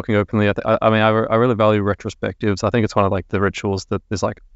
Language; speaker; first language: English; native; English